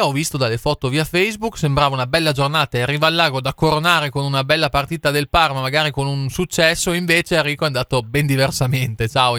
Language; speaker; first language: Italian; native; Italian